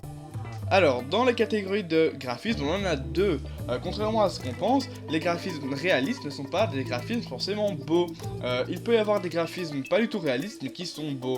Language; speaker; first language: French; native; French